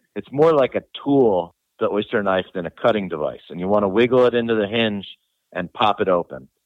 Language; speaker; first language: English; native; English